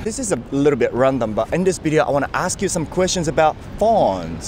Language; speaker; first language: English; non-native, fluent; Japanese